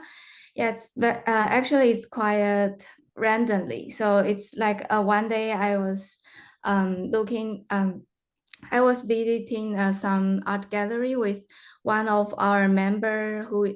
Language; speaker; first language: English; non-native, fluent; Chinese